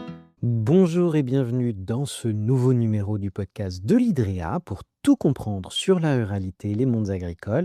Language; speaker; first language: French; native; French